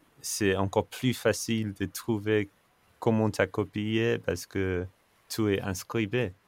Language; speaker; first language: French; non-native, fluent; English